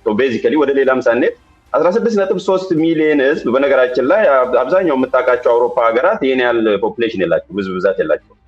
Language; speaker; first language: Amharic; native; Amharic